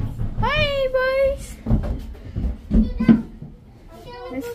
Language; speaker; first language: English; non-native, local second language; Filipino